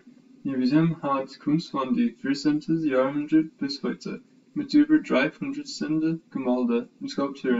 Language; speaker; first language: German; non-native, learner; English